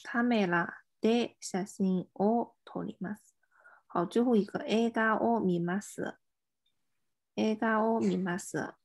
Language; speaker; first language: Japanese; non-native, fluent; Chinese